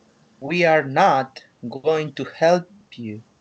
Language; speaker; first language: English; non-native, learner; Spanish